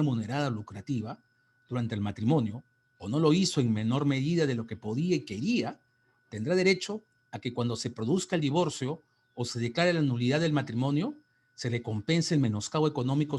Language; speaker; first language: Spanish; native; Spanish